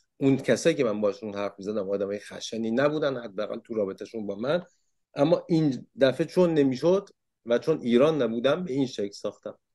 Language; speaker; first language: Persian; early bilingual, heritage; Persian